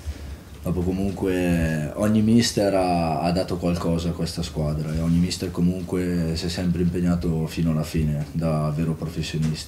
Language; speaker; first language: Italian; native; Italian